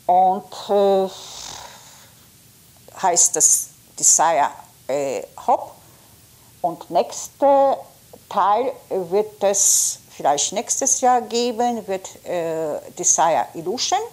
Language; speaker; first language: German; non-native, fluent; Polish